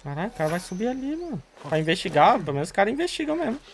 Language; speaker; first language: Portuguese; native; Portuguese